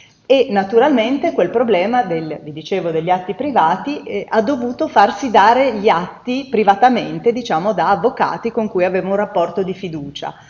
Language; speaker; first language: Italian; native; Italian